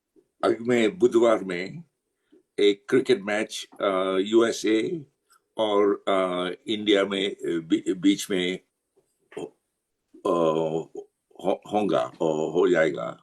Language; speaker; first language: Hindi; non-native, learner; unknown